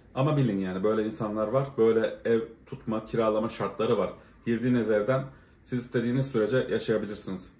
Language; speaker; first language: Turkish; native; Turkish